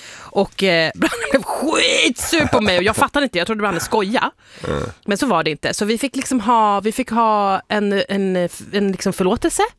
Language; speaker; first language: Swedish; early bilingual, other home language; Persian